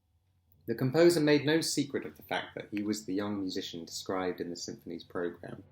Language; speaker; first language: English; native; English